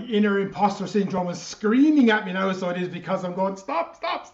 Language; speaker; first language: English; native; English